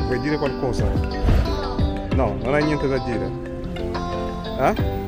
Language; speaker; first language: Italian; non-native, learner; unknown